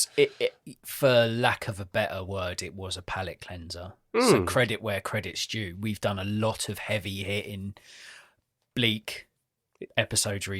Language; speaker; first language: English; native; English